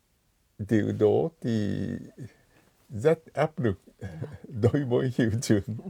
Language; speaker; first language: Vietnamese; non-native, fluent; Japanese